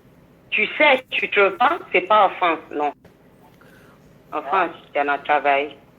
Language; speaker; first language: French; non-native, learner; Bini